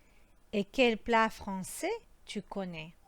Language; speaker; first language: French; non-native, fluent; Croatian